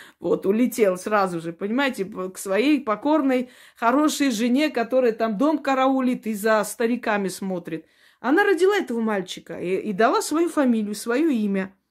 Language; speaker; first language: Russian; non-native, local second language; Armenian